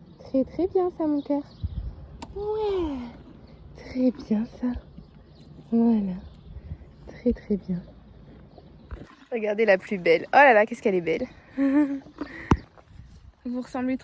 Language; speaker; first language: French; native; French